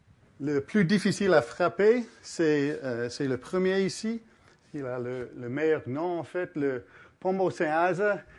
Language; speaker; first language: French; early bilingual, heritage; English